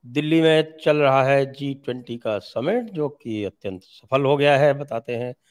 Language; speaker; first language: Hindi; native; Hindi